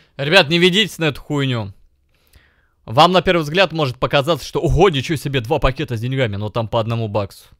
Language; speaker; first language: Russian; native; Russian